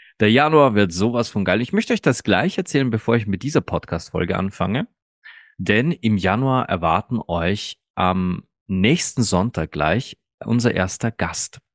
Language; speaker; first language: German; early bilingual, other home language; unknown